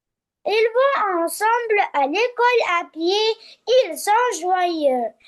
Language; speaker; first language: French; non-native, learner; Arabic